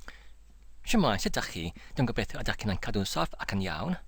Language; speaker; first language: Welsh; non-native, learner; English